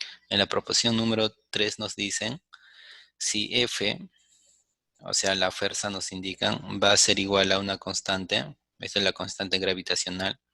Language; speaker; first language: Spanish; native; Spanish